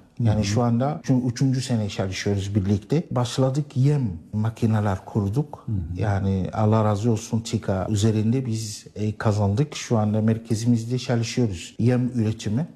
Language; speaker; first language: Turkish; non-native, learner; Arabic